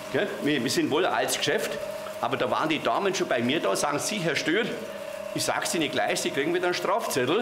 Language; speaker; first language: German; native; German